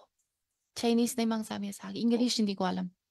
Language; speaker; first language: Filipino; non-native, learner; Chinese